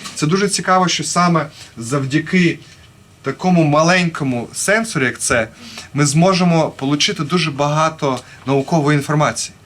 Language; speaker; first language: Ukrainian; native; Ukrainian